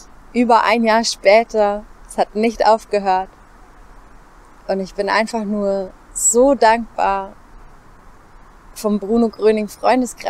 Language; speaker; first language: German; native; German